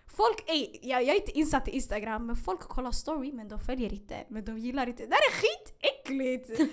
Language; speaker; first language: Swedish; early bilingual, other home language; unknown